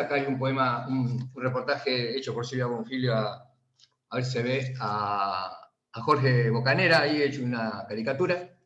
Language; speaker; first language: Spanish; native; Spanish